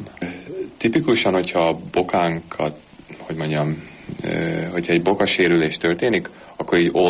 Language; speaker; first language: Hungarian; early bilingual, heritage; Hungarian